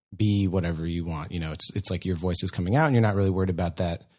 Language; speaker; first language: English; native; English